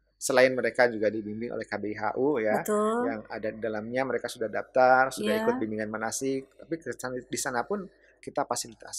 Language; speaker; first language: Indonesian; native; Indonesian